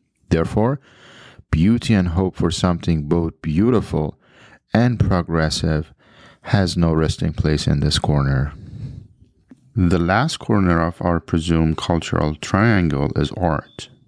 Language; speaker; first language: English; non-native, fluent; Persian